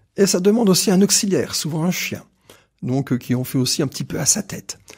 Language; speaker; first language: French; native; French